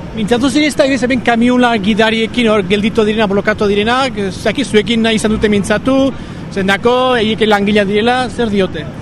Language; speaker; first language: Basque; native; Basque